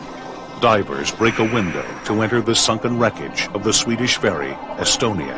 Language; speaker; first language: English; native; English